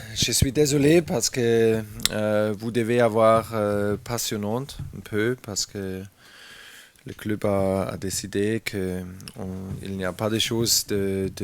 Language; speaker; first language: French; non-native, learner; German